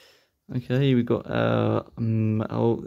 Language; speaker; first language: English; native; English